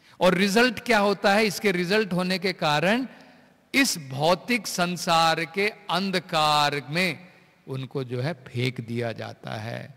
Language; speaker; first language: Hindi; native; Hindi